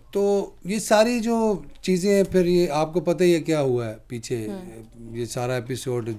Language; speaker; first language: Urdu; native; Urdu